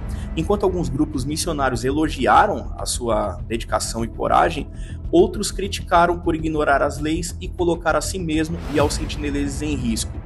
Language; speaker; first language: Portuguese; native; Portuguese